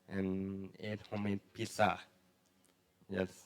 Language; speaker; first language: English; non-native, learner; Thai